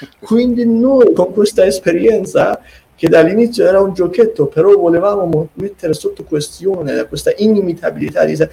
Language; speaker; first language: Italian; non-native, fluent; Persian